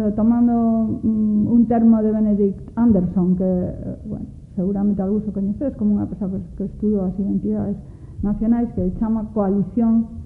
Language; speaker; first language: Spanish; non-native, local second language; Galician